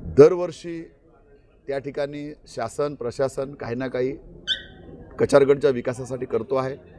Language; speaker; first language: Marathi; native; Marathi